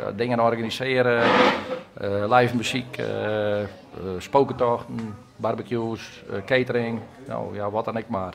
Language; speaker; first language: Dutch; non-native, local second language; Western Frisian